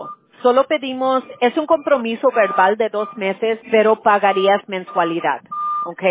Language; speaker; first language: Spanish; early bilingual, heritage; Spanish